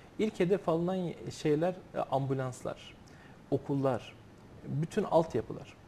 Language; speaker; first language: Turkish; native; Turkish